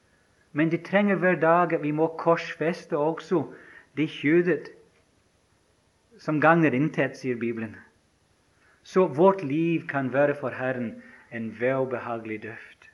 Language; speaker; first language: Norwegian; non-native, fluent; English